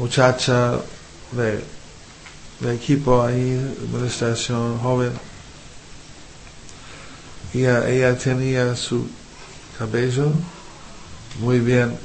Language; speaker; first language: Spanish; non-native, fluent; English